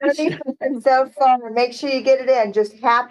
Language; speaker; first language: English; native; English